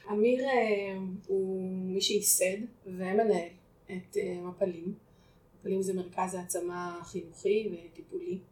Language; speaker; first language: Hebrew; native; Hebrew